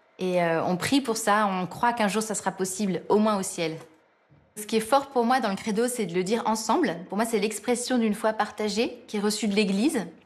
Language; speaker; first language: French; native; French